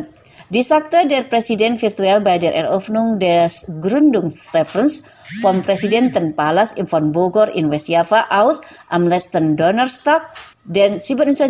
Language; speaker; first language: German; non-native, fluent; Indonesian